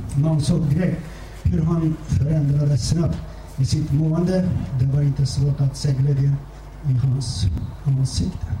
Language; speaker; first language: Swedish; non-native, fluent; Turkish